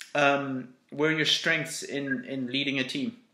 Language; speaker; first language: English; native; English